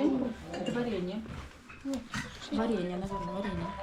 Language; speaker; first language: Russian; native; Russian